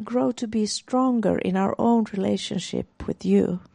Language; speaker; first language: English; non-native, fluent; Finnish